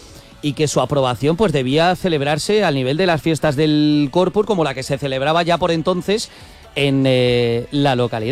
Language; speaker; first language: Spanish; native; Spanish